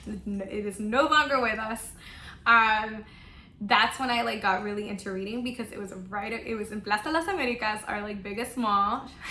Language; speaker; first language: English; non-native, local second language; Spanish